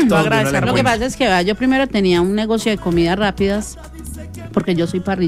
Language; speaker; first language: Spanish; native; Spanish